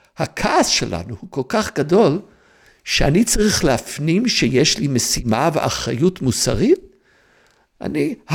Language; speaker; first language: Hebrew; non-native, fluent; English